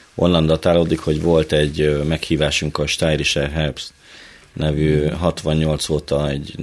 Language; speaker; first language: Hungarian; native; Hungarian